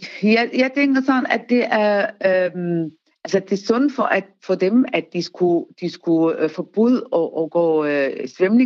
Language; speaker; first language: Danish; non-native, fluent; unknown